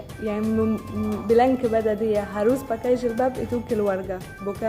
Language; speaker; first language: Indonesian; non-native, fluent; Arabic